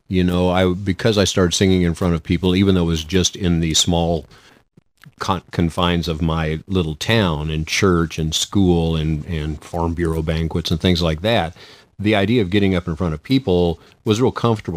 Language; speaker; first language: English; native; English